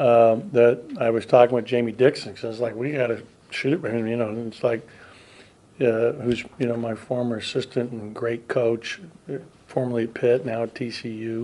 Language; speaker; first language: English; native; English